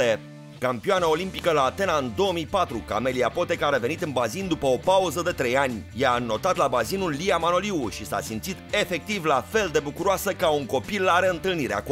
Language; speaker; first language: Romanian; native; Romanian